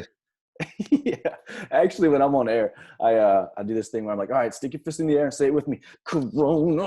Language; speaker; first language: English; native; English